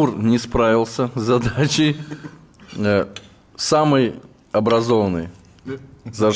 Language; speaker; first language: Russian; native; Russian